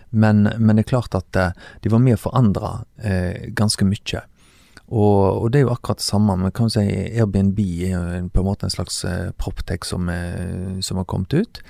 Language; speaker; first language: Norwegian; native; Norwegian